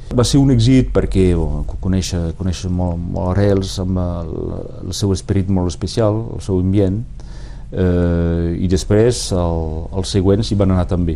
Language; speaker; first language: Catalan; non-native, local second language; French